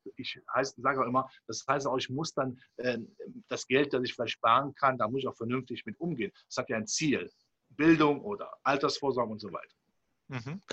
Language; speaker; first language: German; native; German